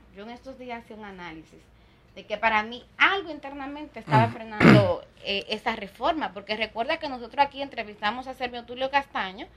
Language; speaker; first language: Spanish; native; Spanish